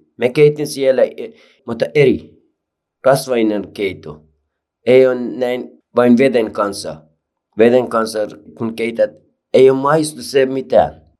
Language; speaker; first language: Finnish; non-native, learner; Persian